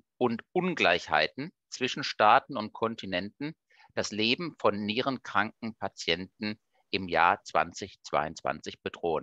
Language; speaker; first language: German; native; German